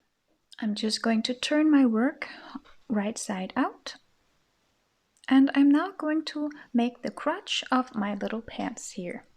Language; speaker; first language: English; non-native, fluent; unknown